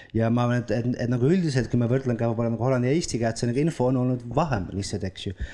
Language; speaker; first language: Estonian; non-native, fluent; Dutch